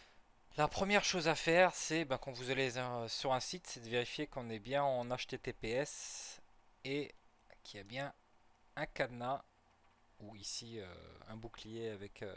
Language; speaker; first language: French; native; French